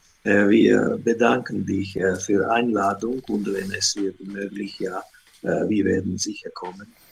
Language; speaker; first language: German; non-native, learner; Slovak